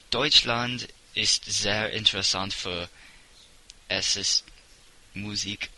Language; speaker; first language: German; non-native, learner; English